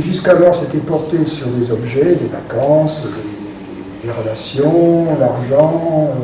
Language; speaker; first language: French; native; French